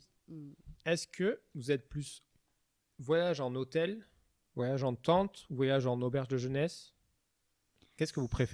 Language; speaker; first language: French; native; French